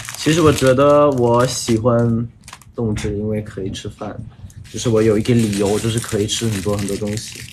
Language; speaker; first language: Chinese; early bilingual, heritage; Chinese